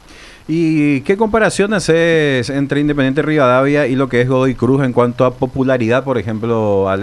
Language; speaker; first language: Spanish; native; Spanish